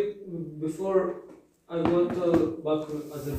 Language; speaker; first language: English; non-native, learner; Turkmen